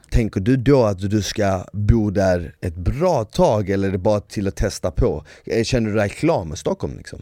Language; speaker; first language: Swedish; native; Swedish